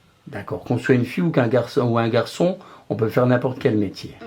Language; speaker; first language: French; native; French